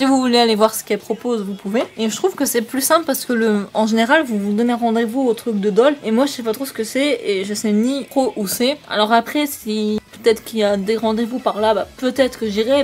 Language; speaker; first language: French; native; French